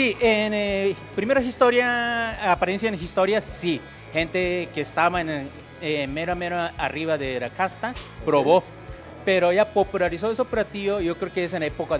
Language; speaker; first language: Spanish; non-native, fluent; Japanese